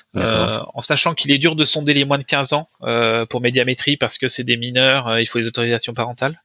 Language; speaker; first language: French; native; French